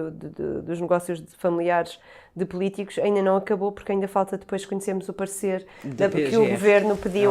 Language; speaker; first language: Portuguese; native; Portuguese